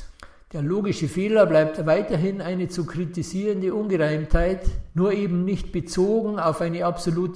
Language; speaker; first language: German; native; German